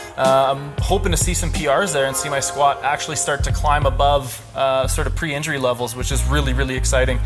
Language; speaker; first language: English; native; English